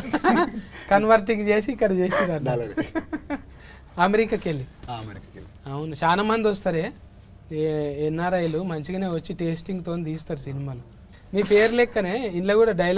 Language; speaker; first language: Telugu; native; Telugu